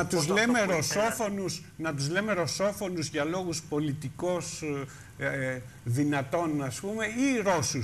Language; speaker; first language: Greek; native; Greek